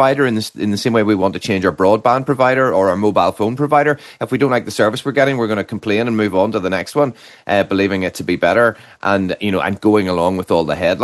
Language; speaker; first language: English; native; English